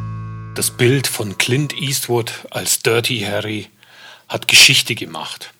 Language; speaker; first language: German; native; German